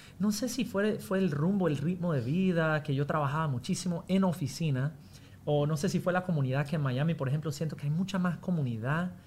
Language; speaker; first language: Spanish; non-native, fluent; English